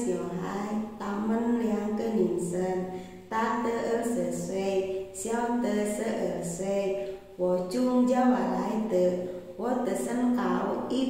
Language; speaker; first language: Chinese; non-native, learner; Indonesian